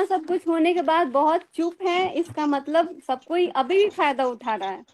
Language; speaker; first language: Hindi; native; Hindi